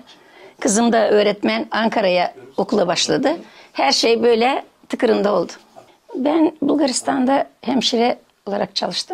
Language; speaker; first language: Turkish; early bilingual, heritage; Turkish